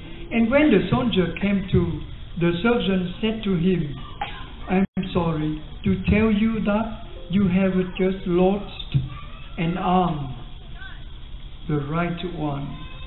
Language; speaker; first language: English; non-native, fluent; Vietnamese